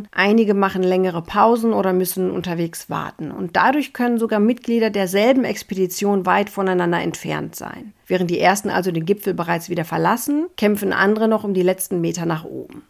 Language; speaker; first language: German; native; German